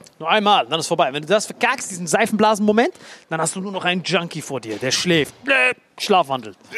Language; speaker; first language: German; early bilingual, other home language; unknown